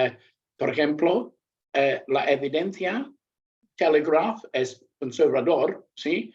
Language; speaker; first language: Spanish; non-native, learner; English